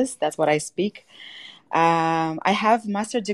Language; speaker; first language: English; non-native, fluent; Russian